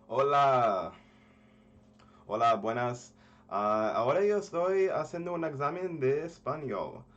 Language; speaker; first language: Spanish; early bilingual, heritage; English